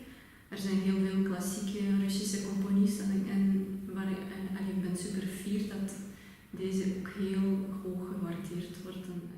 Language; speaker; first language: Dutch; non-native, fluent; Russian